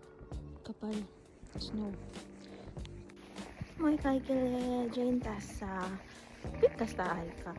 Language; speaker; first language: Finnish; non-native, learner; Filipino